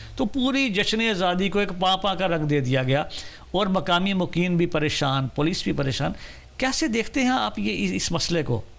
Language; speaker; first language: Urdu; native; Urdu